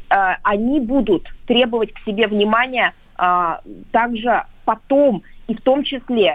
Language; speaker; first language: Russian; native; Russian